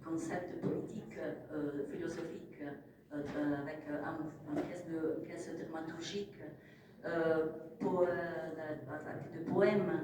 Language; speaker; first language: French; non-native, fluent; Italian